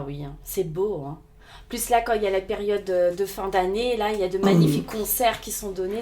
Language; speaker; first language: French; native; French